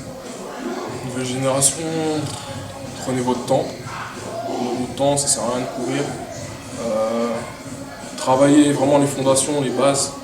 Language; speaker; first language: French; native; French